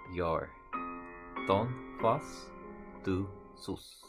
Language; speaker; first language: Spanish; non-native, learner; English